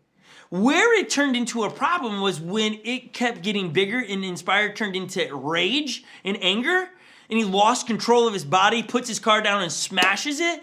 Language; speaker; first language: English; native; English